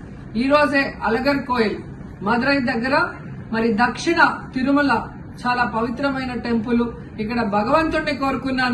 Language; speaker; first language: Telugu; native; Telugu